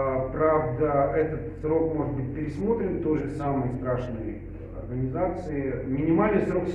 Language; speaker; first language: Russian; native; Russian